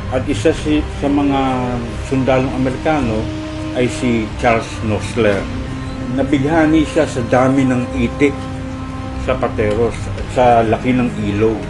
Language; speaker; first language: Filipino; native; Filipino